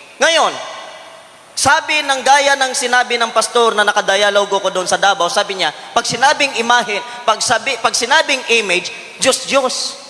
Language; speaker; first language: Filipino; non-native, local second language; Cebuano